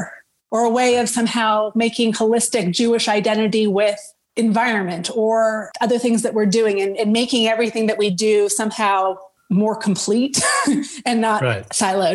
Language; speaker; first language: English; native; English